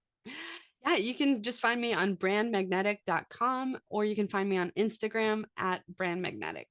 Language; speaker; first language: English; native; English